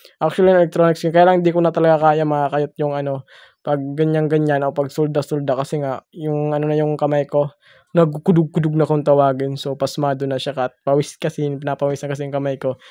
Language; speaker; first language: Filipino; non-native, local second language; Masbatenyo